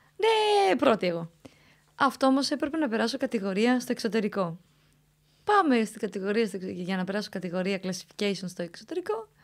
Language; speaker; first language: Greek; early bilingual, other home language; Romanian